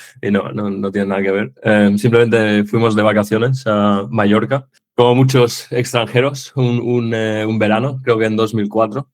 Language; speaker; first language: Spanish; early bilingual, other home language; English